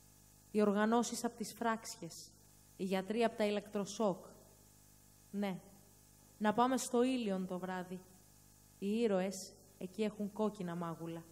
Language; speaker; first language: Greek; native; Greek